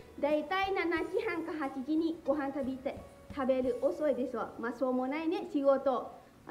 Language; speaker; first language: Japanese; non-native, learner; Lao